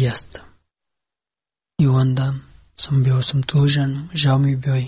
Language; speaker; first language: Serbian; non-native, learner; Pashto